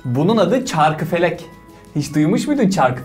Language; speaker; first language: Turkish; native; Turkish